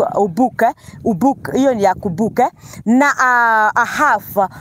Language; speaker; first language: Swahili; non-native, local second language; Kikuyu